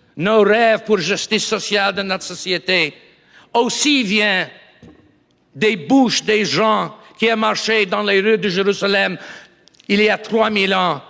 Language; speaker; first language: French; non-native, learner; English